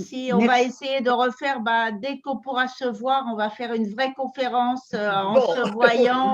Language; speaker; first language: French; native; French